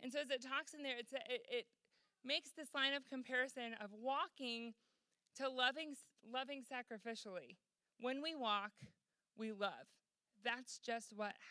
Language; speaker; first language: English; native; English